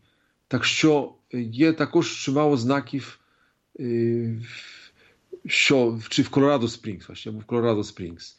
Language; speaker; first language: Polish; non-native, learner; Ukrainian